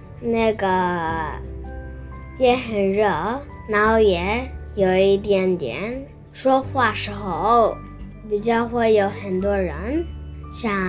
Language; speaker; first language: Chinese; early bilingual, heritage; Chinese